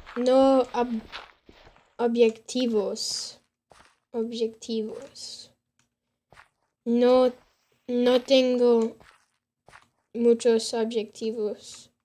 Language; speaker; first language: Spanish; non-native, learner; English